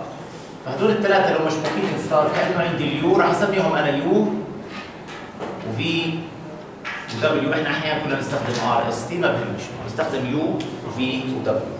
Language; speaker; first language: Arabic; native; Arabic